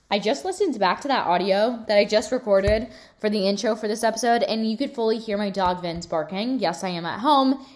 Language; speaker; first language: English; native; English